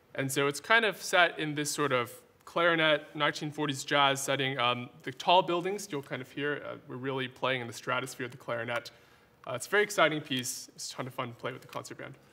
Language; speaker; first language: English; native; English